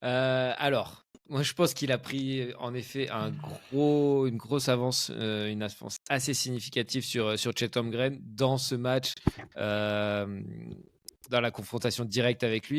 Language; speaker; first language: French; native; French